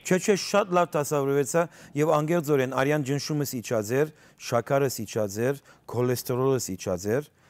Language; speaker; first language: Armenian; early bilingual, heritage; Armenian